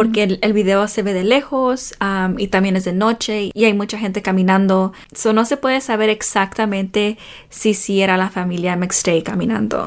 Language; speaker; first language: Spanish; early bilingual, heritage; Spanish